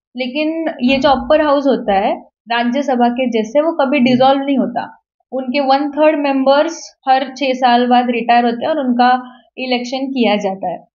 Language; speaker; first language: Hindi; non-native, local second language; Marathi